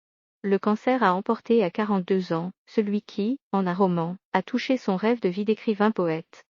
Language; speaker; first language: French; native; French